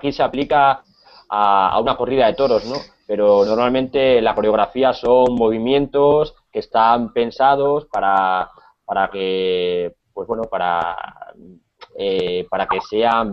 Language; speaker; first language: Spanish; native; Spanish